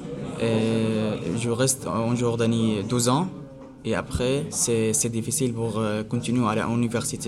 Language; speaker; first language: French; non-native, learner; Arabic